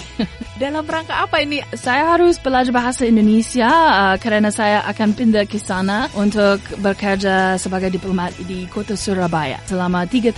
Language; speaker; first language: Indonesian; non-native, fluent; English